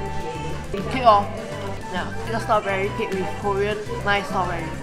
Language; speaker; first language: English; non-native, local second language; Chinese